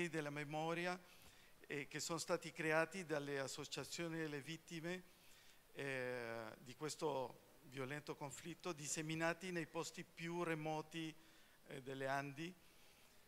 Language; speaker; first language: Italian; non-native, fluent; Spanish